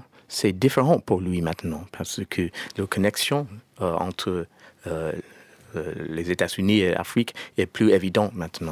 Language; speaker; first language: French; non-native, learner; English